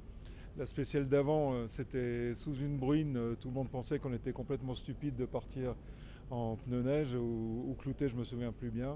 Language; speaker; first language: French; native; French